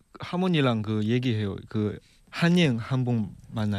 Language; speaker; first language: Korean; non-native, learner; Chinese